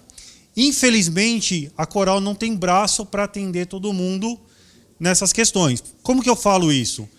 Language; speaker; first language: Portuguese; native; Portuguese